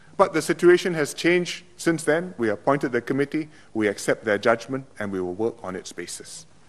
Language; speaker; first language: English; native; English